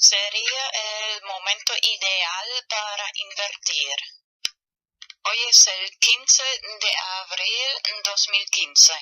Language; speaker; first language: Spanish; non-native, fluent; German